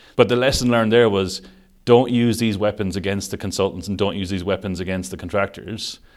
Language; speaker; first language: English; native; English